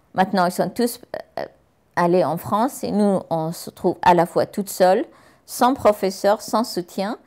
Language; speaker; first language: French; non-native, fluent; Persian